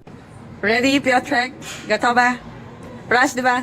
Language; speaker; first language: Polish; non-native, learner; Filipino